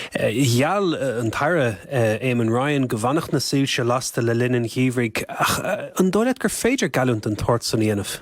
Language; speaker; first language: Irish; native; Irish